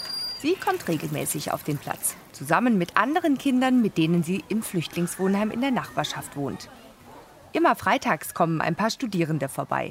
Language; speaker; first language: German; native; German